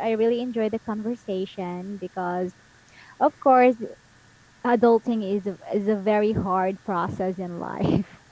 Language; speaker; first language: English; non-native, fluent; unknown